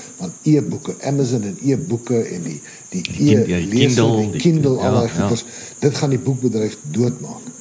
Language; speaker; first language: Afrikaans; native; Afrikaans